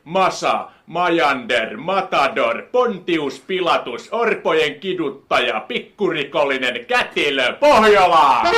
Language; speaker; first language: Finnish; native; Finnish